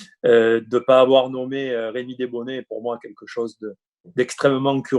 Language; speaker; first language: French; native; French